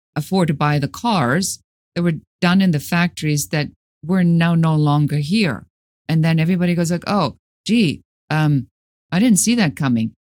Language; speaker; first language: English; non-native, fluent; German